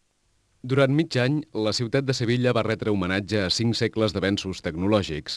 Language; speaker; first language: Catalan; native; Catalan